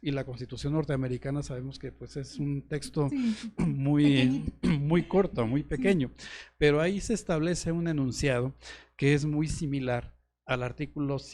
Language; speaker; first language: Spanish; native; Spanish